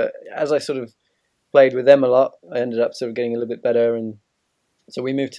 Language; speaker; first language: English; native; English